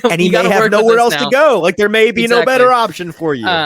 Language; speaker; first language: English; native; English